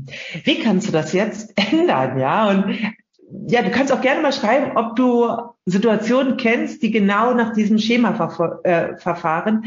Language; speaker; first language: German; native; German